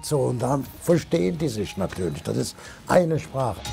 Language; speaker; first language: German; native; German